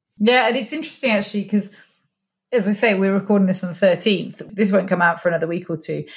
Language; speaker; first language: English; native; English